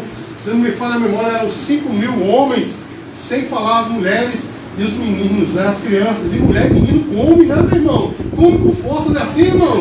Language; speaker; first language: Portuguese; native; Portuguese